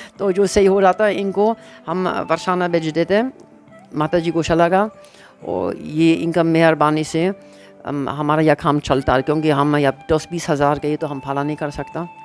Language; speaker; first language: Hindi; non-native, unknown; German